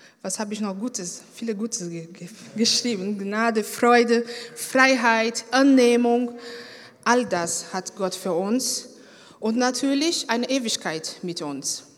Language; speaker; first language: German; non-native, fluent; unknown